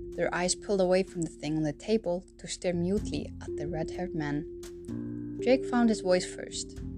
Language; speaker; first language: English; non-native, fluent; Icelandic